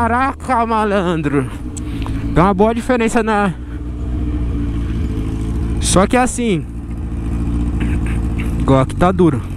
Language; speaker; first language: Portuguese; native; Portuguese